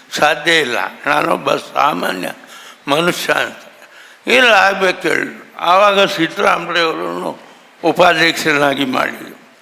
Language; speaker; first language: Kannada; non-native, local second language; Tulu